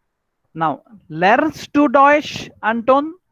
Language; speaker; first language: German; non-native, learner; Marathi